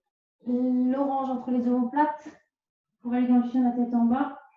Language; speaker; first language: French; native; French